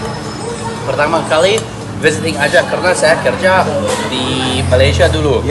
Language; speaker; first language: Indonesian; non-native, fluent; English